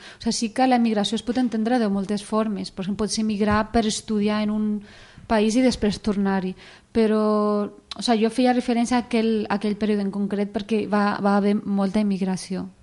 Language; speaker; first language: Catalan; early bilingual, other home language; Arabic